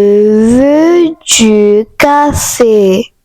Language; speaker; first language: French; non-native, learner; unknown